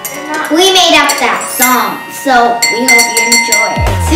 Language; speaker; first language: English; non-native, fluent; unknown